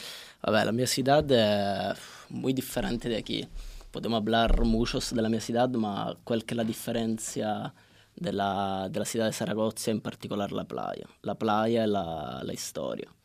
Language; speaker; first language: Spanish; non-native, learner; Italian